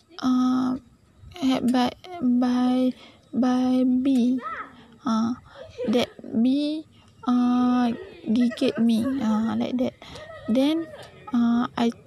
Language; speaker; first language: English; non-native, learner; Malay